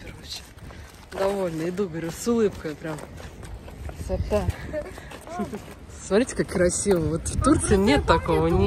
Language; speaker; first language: Russian; native; Russian